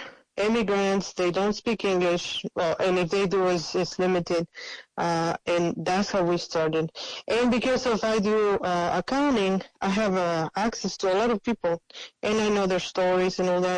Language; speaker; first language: English; non-native, fluent; Spanish